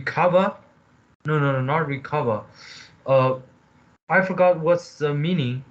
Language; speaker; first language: English; non-native, learner; Chinese